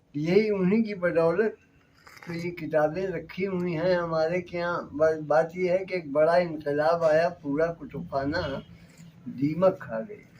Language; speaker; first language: Urdu; native; Urdu